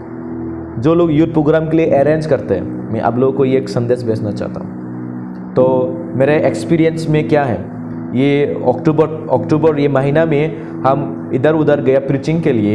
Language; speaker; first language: Hindi; non-native, local second language; Kok Borok